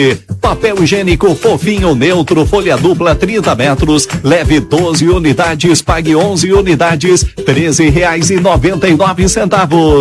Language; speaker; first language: Portuguese; native; Portuguese